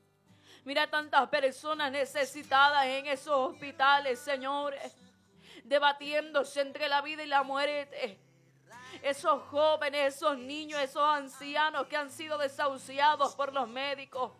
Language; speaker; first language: Spanish; native; Spanish